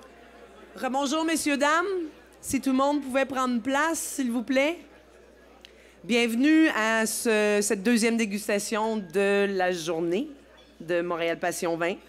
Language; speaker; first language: French; native; French